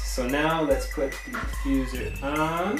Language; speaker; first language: English; native; English